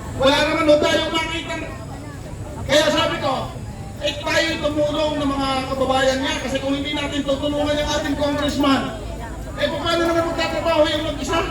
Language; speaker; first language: Filipino; native; Filipino